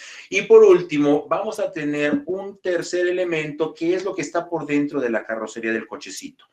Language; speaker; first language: Spanish; native; Spanish